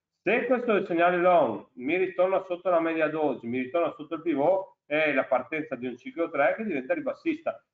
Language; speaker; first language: Italian; native; Italian